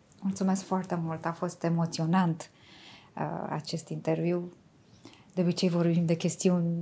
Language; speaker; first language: Romanian; native; Romanian